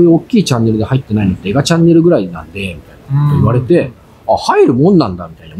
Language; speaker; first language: Japanese; native; Japanese